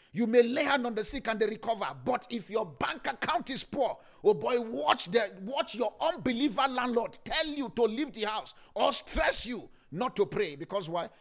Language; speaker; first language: English; non-native, local second language; Yoruba